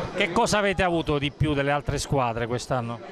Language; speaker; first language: Italian; native; Italian